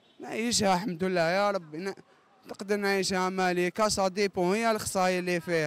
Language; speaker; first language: Arabic; native; Arabic